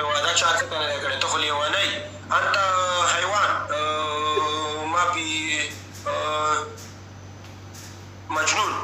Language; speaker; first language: Arabic; non-native, learner; Pashto